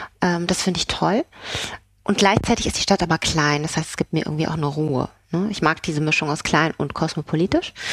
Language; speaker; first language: German; native; German